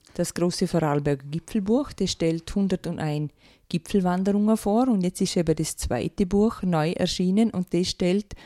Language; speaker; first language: German; native; German